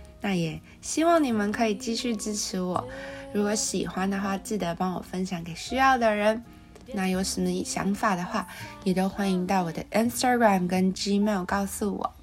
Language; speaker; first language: Chinese; native; Chinese